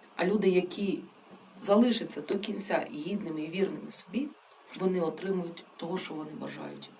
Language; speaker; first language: Ukrainian; non-native, local second language; Russian